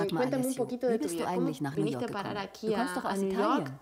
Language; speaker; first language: German; non-native, fluent; Spanish